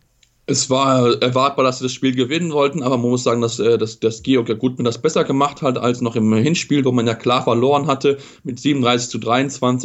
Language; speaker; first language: German; native; German